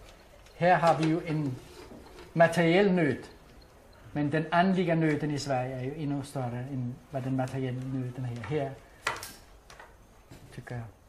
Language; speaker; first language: Swedish; native; Swedish